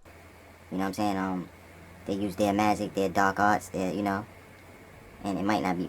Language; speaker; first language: English; native; English